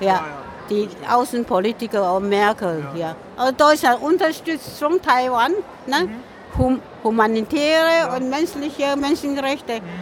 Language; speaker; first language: German; non-native, learner; Min Nan Chinese